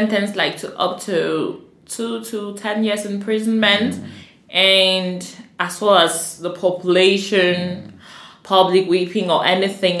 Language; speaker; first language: English; native; English